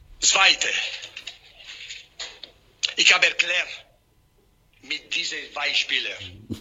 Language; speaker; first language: German; non-native, learner; Italian